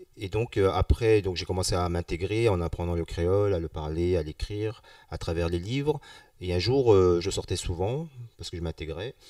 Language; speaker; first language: French; early bilingual, other home language; Vietnamese